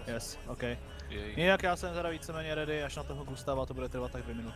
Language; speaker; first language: Czech; native; Czech